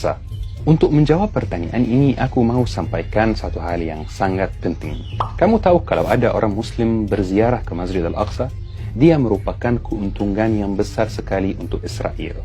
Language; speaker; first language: Indonesian; non-native, fluent; Arabic